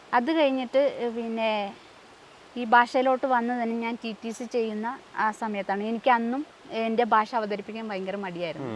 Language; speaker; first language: Malayalam; non-native, local second language; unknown